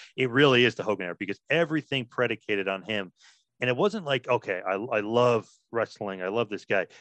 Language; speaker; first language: English; native; English